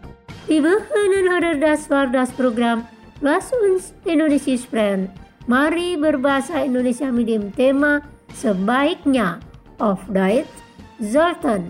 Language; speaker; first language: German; non-native, fluent; Indonesian